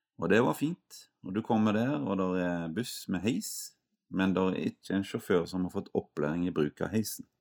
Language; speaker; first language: Norwegian; native; Norwegian